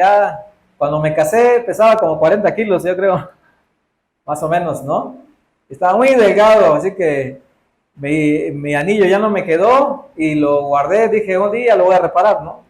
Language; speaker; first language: Spanish; native; Spanish